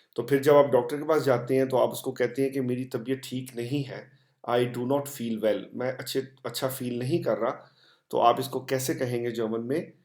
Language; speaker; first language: Urdu; non-native, local second language; Punjabi